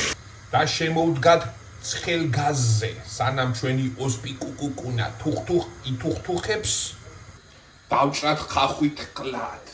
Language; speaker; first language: Georgian; native; Georgian